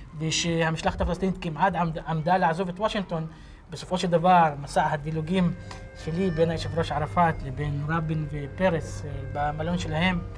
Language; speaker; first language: Hebrew; non-native, local second language; Arabic